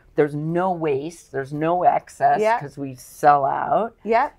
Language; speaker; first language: English; native; English